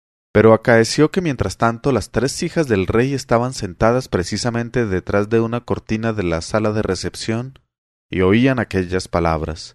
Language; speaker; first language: Spanish; native; Spanish